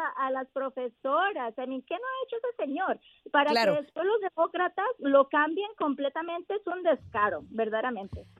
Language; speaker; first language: Spanish; native; Spanish